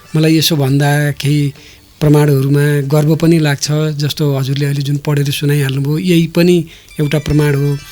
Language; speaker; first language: Nepali; native; Nepali